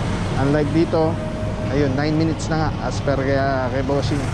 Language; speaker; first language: Filipino; native; Filipino